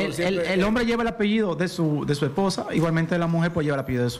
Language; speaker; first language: Spanish; native; Spanish